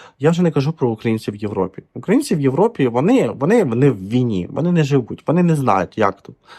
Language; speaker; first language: Ukrainian; non-native, local second language; Russian